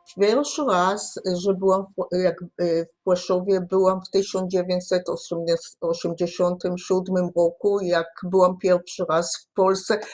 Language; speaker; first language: Polish; early bilingual, heritage; Polish